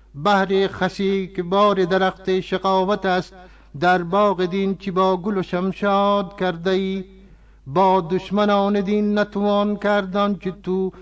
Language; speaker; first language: Persian; non-native, fluent; Urdu